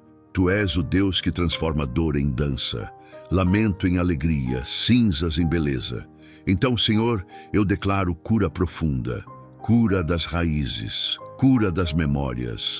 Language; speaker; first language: Portuguese; native; Portuguese